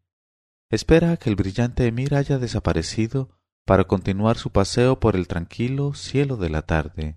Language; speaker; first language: Spanish; native; Spanish